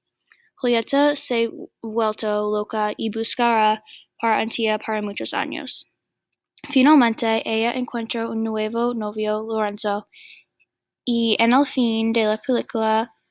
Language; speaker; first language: Spanish; non-native, learner; English